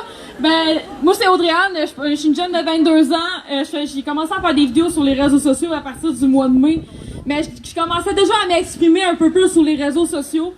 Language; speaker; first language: French; native; French